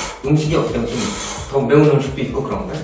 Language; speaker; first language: Korean; native; Korean